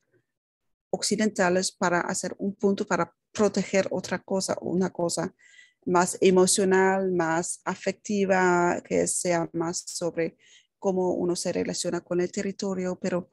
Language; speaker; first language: Spanish; non-native, fluent; Dutch